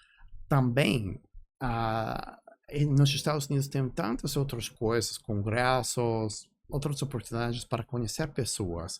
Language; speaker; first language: Portuguese; non-native, fluent; English